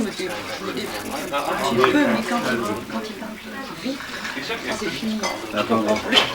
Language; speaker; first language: French; non-native, learner; English